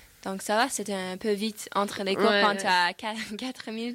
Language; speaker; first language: French; non-native, learner; English